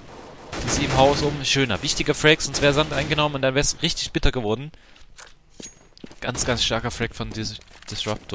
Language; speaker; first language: German; native; German